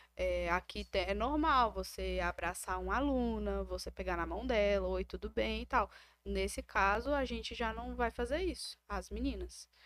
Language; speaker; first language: Portuguese; native; Portuguese